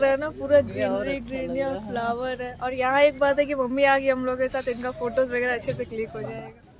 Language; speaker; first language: Hindi; non-native, local second language; Bangla